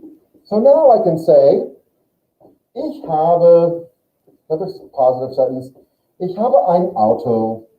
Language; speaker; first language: German; non-native, fluent; English